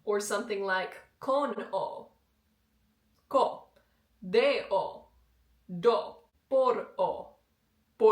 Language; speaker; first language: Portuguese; non-native, learner; English